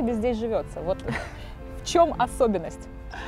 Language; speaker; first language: Russian; native; Russian